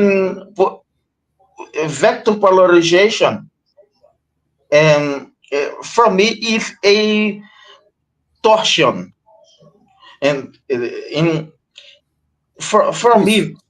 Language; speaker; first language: English; non-native, learner; Portuguese